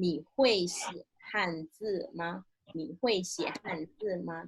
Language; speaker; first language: Chinese; non-native, fluent; Indonesian